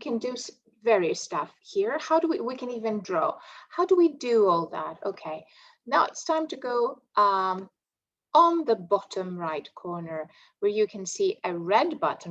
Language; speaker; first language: English; non-native, fluent; Greek